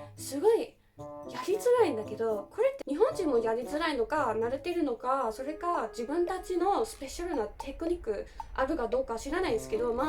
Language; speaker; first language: Japanese; non-native, fluent; German